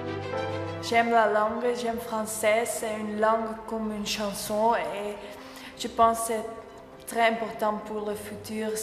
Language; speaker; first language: French; non-native, learner; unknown